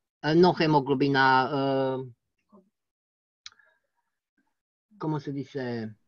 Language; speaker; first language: Spanish; non-native, learner; French